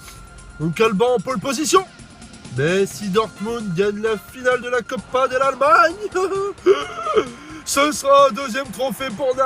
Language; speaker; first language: French; native; French